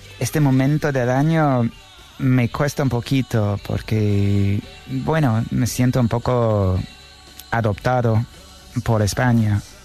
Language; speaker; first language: Spanish; non-native, fluent; English